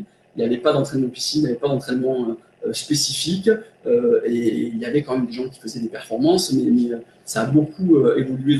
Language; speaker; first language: French; native; French